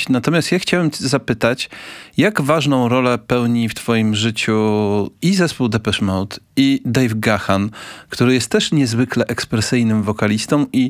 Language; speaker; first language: Polish; native; Polish